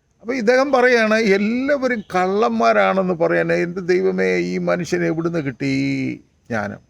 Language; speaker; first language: Malayalam; native; Malayalam